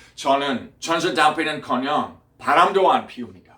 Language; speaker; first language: Korean; non-native, fluent; English